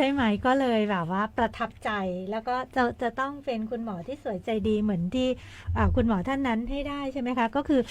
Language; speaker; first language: Thai; native; Thai